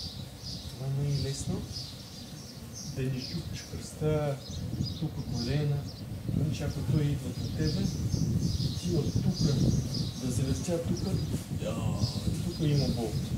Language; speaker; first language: Bulgarian; non-native, learner; Russian